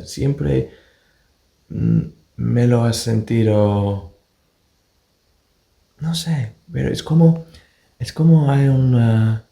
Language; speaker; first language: Spanish; non-native, fluent; English